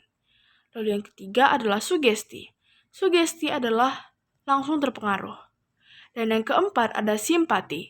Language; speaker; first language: Indonesian; native; Indonesian